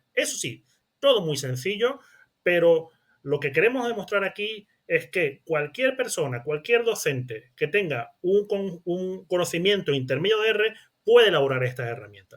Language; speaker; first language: Spanish; native; Spanish